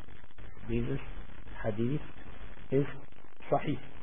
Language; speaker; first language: German; non-native, fluent; Arabic